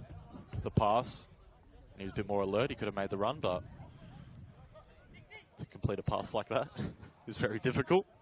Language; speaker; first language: English; native; English